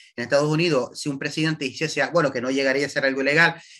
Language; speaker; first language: Spanish; native; Spanish